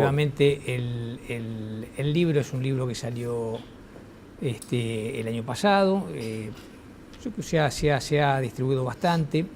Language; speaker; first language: Spanish; native; Spanish